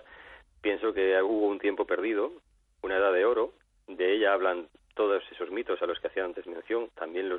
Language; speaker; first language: Spanish; native; Spanish